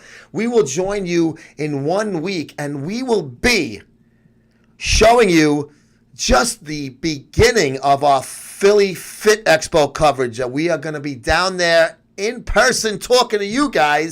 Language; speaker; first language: English; native; English